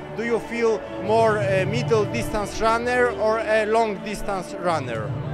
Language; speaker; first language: English; non-native, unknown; Polish